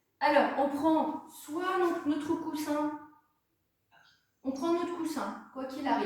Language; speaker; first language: French; native; French